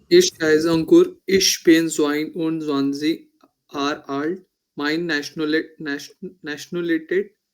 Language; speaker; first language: German; non-native, learner; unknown